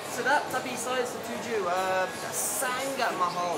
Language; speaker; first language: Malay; non-native, learner; English